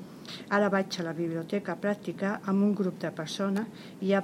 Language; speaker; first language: Catalan; non-native, learner; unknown